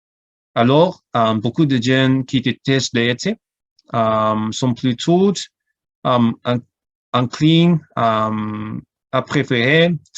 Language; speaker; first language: French; non-native, learner; Cantonese